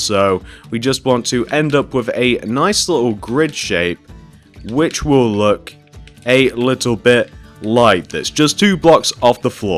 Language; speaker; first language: English; native; English